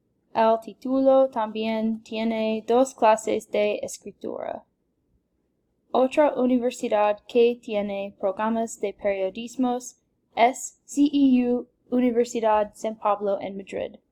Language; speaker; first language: Spanish; non-native, learner; English